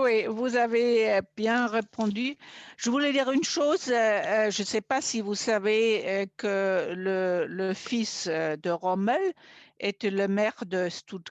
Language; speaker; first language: French; non-native, fluent; German